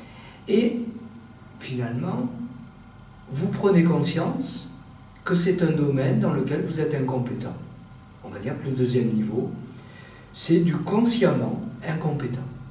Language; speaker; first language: French; native; French